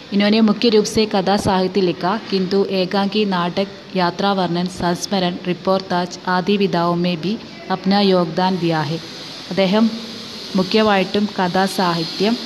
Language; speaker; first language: Hindi; non-native, local second language; Malayalam